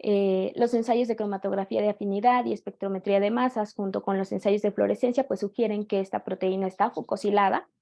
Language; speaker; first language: Spanish; native; Spanish